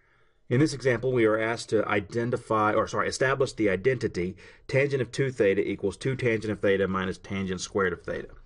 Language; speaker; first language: English; native; English